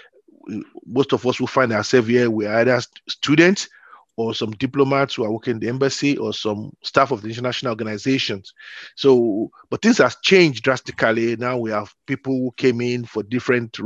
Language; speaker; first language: English; non-native, local second language; Yoruba